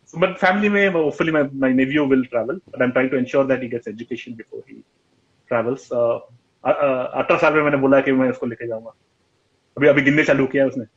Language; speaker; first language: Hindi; non-native, local second language; Tamil